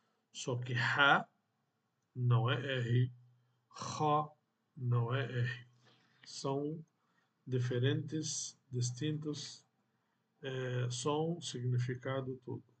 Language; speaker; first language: Portuguese; non-native, fluent; Arabic